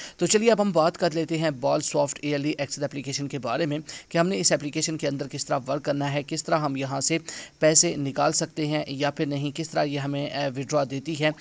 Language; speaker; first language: Urdu; non-native, local second language; Saraiki